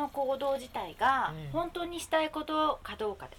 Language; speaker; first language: Japanese; native; Japanese